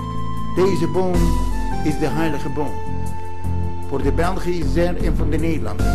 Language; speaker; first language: Dutch; non-native, fluent; Greek